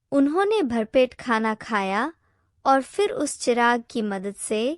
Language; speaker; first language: Hindi; native; Hindi